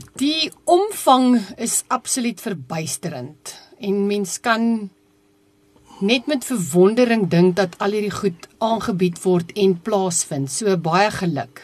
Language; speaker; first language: Afrikaans; native; Afrikaans